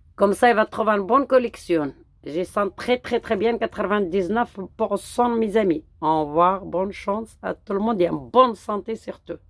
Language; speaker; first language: French; non-native, local second language; Arabic